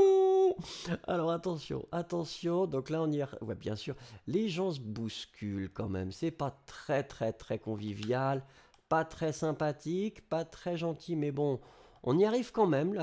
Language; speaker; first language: French; native; French